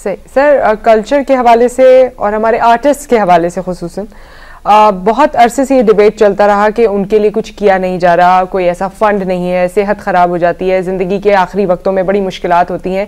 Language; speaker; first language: Urdu; native; Urdu